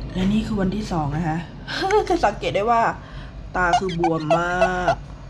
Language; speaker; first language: Thai; native; Thai